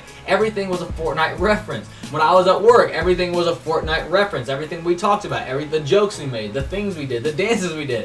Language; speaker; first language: English; native; English